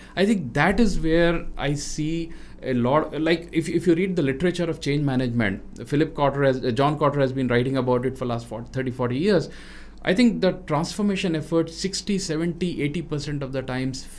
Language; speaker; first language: English; non-native, local second language; Hindi